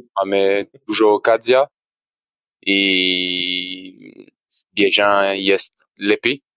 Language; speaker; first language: Polish; non-native, learner; French